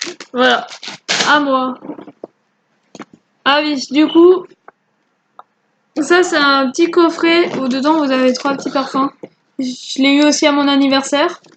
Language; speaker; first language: French; native; French